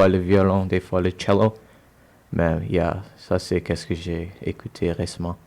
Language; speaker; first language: French; non-native, local second language; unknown